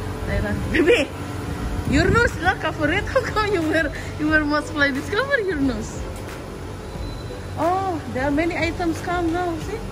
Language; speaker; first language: English; non-native, learner; Indonesian